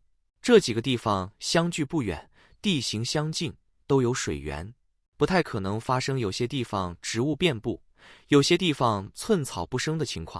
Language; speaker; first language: Chinese; native; Chinese